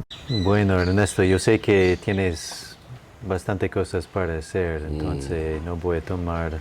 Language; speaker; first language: Spanish; non-native, fluent; English